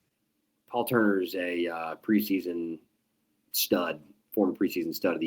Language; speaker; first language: English; native; English